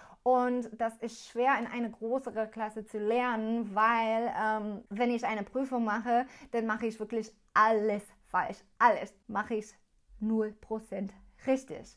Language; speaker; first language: German; non-native, learner; English